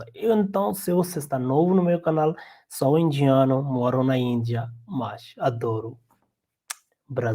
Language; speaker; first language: Portuguese; non-native, learner; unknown